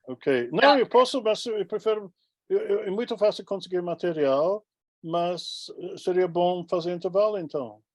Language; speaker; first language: Portuguese; non-native, fluent; English